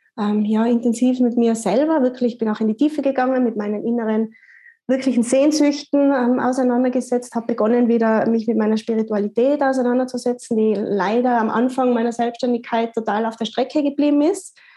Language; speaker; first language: German; native; German